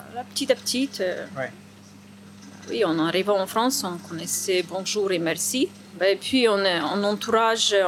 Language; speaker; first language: French; non-native, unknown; Ukrainian